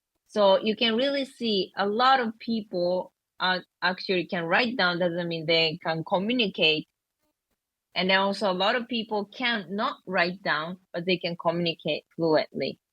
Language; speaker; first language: English; non-native, learner; Japanese